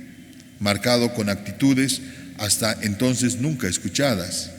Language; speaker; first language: Spanish; native; Spanish